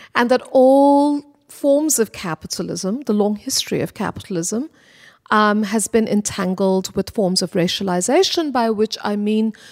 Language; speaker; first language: English; non-native, local second language; Bangla